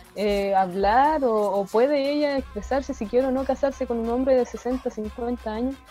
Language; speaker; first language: Spanish; native; Spanish